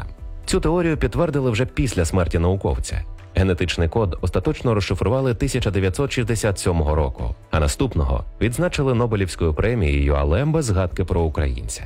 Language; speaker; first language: Ukrainian; native; Ukrainian